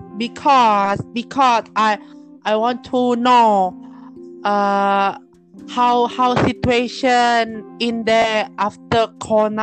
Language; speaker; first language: English; non-native, learner; Thai